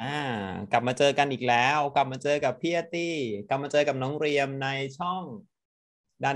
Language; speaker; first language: Thai; native; Thai